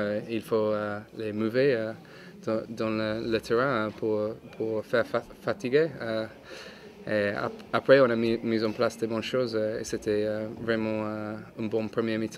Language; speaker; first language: French; non-native, fluent; English